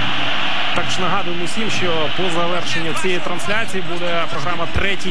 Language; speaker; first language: Ukrainian; native; Ukrainian